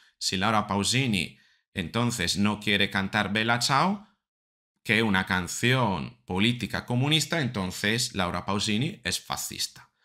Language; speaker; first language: Spanish; non-native, fluent; Italian